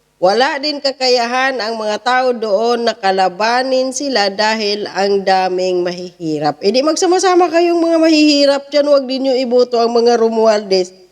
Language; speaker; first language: Filipino; native; Filipino